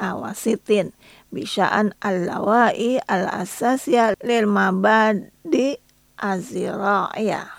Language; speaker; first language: Arabic; non-native, fluent; Indonesian